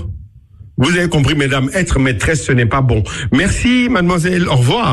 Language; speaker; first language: French; non-native, local second language; Akan